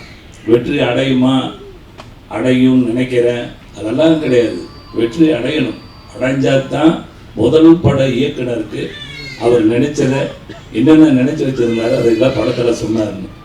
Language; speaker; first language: Tamil; native; Tamil